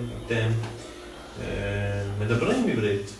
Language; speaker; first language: Hebrew; non-native, fluent; Serbian